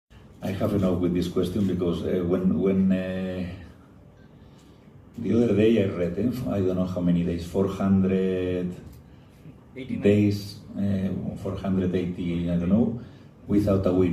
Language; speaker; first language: English; non-native, fluent; Spanish